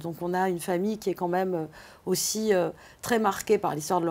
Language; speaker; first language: French; native; French